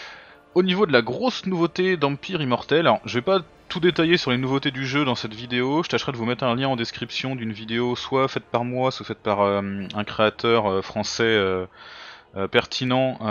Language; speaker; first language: French; native; French